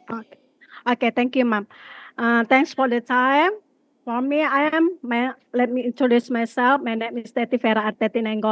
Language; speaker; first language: English; non-native, learner; Indonesian